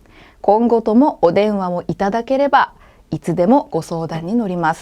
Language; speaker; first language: Japanese; non-native, fluent; Korean